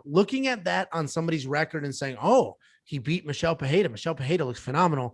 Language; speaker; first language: English; native; English